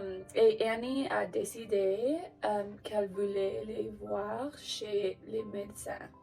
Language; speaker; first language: French; non-native, learner; English